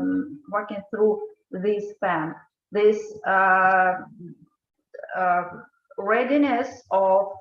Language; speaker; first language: English; non-native, fluent; Ukrainian